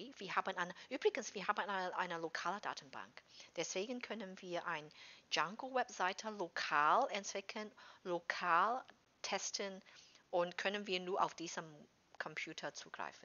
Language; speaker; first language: German; non-native, fluent; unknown